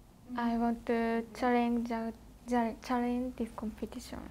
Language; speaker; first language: English; non-native, learner; Japanese